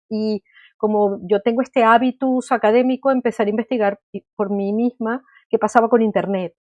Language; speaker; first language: Spanish; native; Spanish